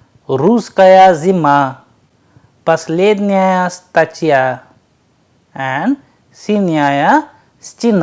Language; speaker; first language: Russian; non-native, fluent; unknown